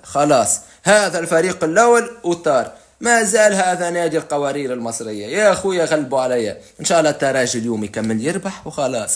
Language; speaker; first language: Arabic; native; Arabic